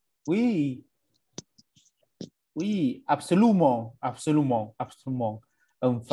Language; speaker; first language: French; non-native, learner; English